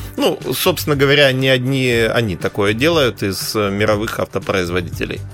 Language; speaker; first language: Russian; native; Russian